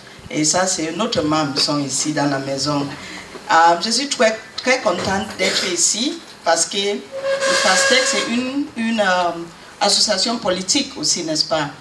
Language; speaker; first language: French; non-native, learner; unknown